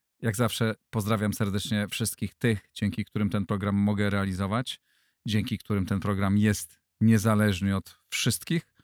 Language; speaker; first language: Polish; native; Polish